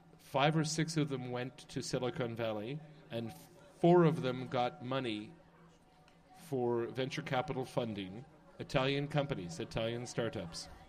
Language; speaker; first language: English; native; English